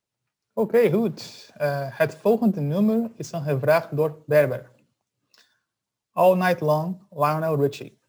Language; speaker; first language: Dutch; non-native, fluent; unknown